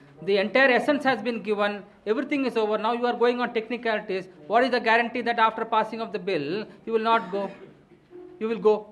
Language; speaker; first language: English; non-native, local second language; Tamil